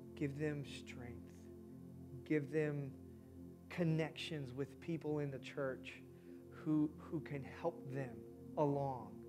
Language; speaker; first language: English; native; English